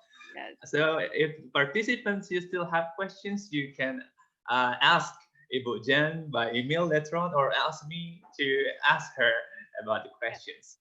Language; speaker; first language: English; non-native, fluent; Indonesian